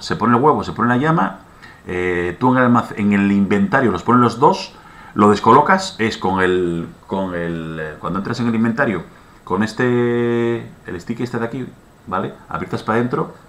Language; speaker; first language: Spanish; native; Spanish